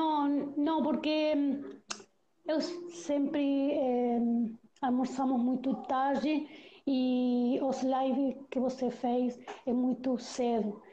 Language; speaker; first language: Portuguese; non-native, learner; Spanish